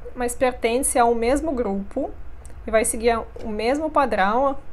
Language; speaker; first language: Portuguese; non-native, fluent; Russian